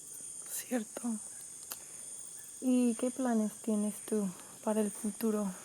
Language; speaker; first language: Spanish; non-native, fluent; English